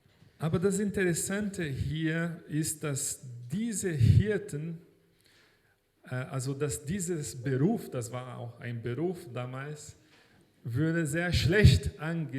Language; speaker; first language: German; non-native, fluent; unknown